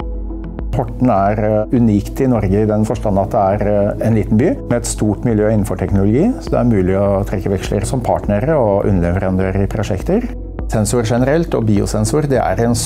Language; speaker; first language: Norwegian; native; Norwegian